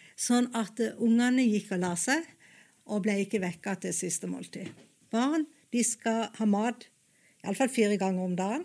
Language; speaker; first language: Norwegian; native; Norwegian